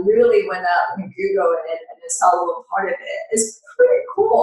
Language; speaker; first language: English; non-native, fluent; Chinese